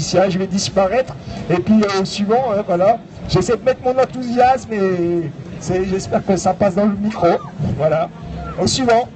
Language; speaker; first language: French; native; French